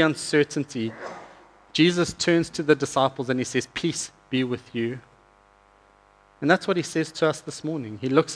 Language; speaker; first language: English; native; English